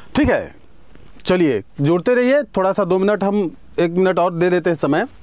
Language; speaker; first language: Hindi; native; Hindi